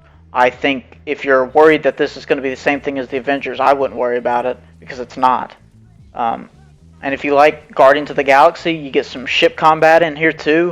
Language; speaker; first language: English; native; English